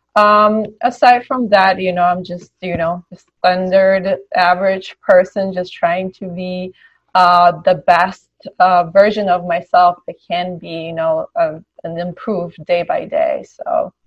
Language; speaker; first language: English; early bilingual, other home language; Polish